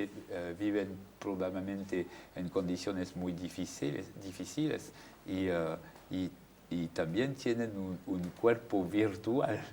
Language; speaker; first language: Spanish; non-native, fluent; French